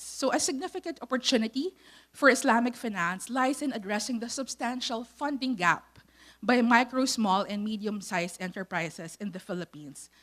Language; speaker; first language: English; non-native, local second language; Filipino